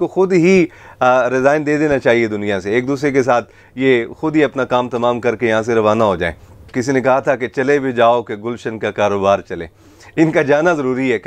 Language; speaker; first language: Urdu; native; Urdu